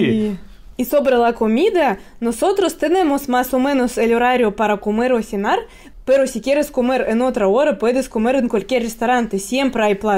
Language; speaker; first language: Spanish; non-native, fluent; Russian